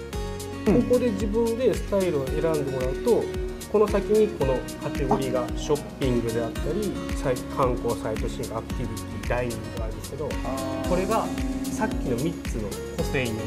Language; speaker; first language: Japanese; native; Japanese